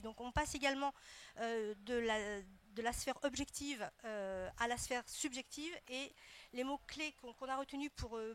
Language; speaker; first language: French; native; French